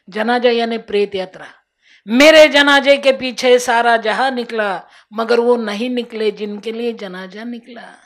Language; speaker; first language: Hindi; non-native, local second language; Marathi